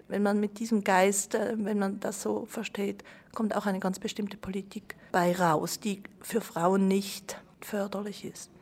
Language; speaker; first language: German; native; German